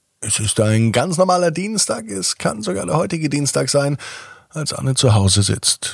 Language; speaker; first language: German; native; German